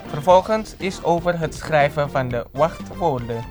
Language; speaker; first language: Dutch; non-native, fluent; Indonesian